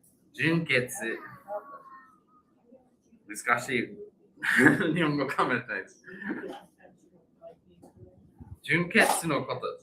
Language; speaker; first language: Japanese; non-native, fluent; English